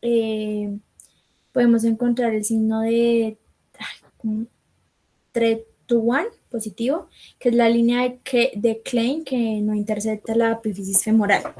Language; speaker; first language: Spanish; native; Spanish